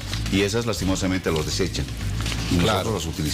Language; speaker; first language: Spanish; native; Spanish